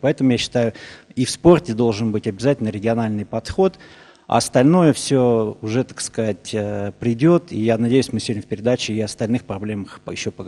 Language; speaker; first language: Russian; native; Russian